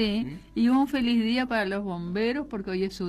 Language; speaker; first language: Spanish; native; Spanish